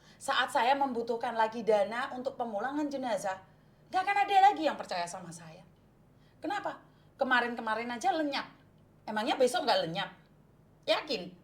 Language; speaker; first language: Indonesian; non-native, local second language; Javanese